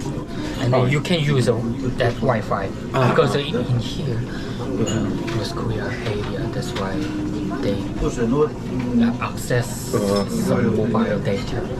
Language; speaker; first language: English; non-native, learner; Korean